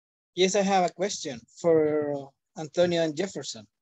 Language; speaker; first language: English; non-native, learner; Spanish